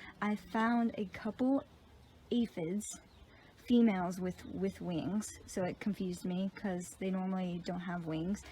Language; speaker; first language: English; native; English